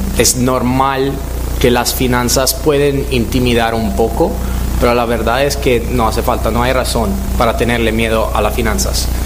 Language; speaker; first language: Spanish; non-native, fluent; Italian